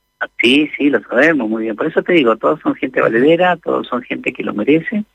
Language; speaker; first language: Spanish; native; Spanish